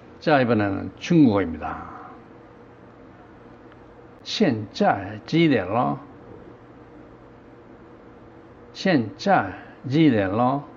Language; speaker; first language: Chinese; non-native, learner; Korean